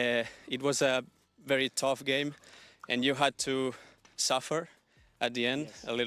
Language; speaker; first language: English; non-native, fluent; Spanish